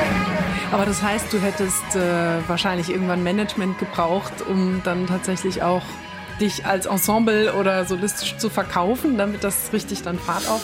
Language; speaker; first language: German; native; German